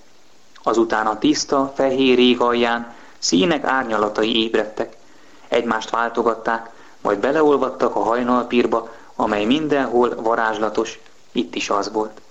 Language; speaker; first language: Hungarian; native; Hungarian